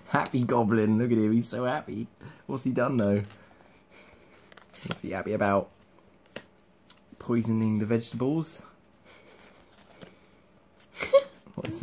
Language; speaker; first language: English; native; English